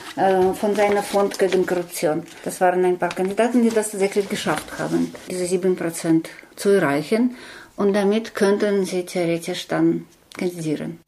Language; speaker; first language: German; non-native, fluent; Russian